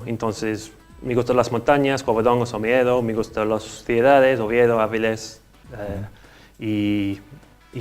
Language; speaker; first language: Spanish; non-native, learner; English